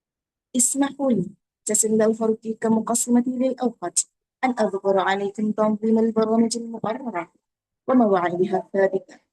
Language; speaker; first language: Arabic; non-native, fluent; Indonesian